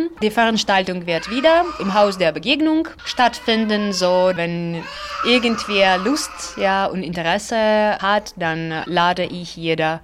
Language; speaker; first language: German; non-native, learner; Ukrainian